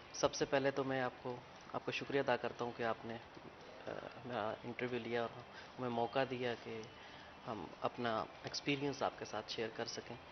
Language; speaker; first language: Urdu; non-native, local second language; Punjabi